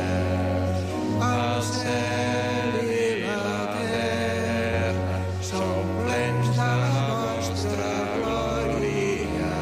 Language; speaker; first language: Catalan; native; Catalan